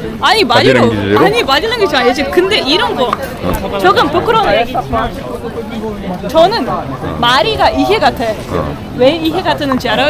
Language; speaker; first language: Korean; non-native, learner; Russian